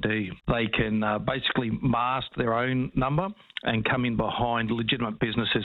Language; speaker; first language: English; native; English